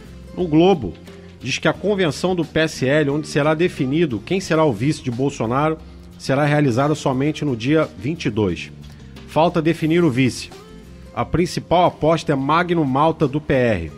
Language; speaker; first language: Portuguese; native; Portuguese